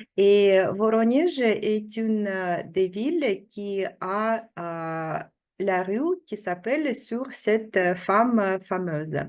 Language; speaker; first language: French; non-native, fluent; Russian